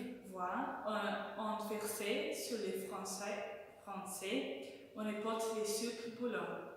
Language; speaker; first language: French; non-native, learner; Portuguese